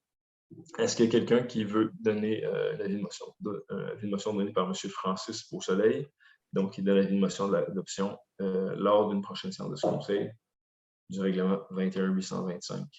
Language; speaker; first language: French; native; French